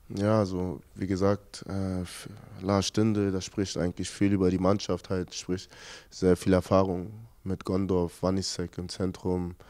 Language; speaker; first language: German; native; German